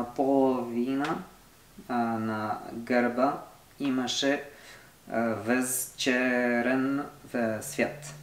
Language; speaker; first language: Bulgarian; non-native, learner; French